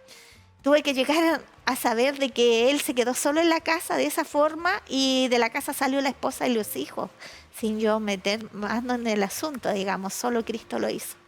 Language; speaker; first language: Spanish; native; Spanish